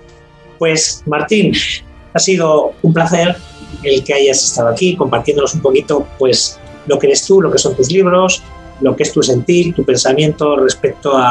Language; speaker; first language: Spanish; native; Spanish